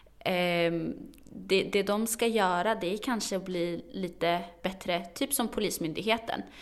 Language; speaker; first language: Swedish; early bilingual, other home language; Arabic